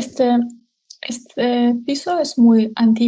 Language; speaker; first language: Spanish; non-native, learner; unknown